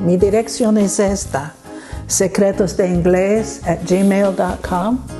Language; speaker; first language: Spanish; non-native, learner; English